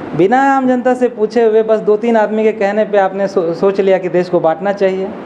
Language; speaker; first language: Hindi; non-native, local second language; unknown